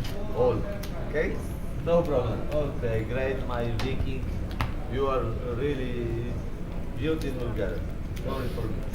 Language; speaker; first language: English; non-native, learner; Polish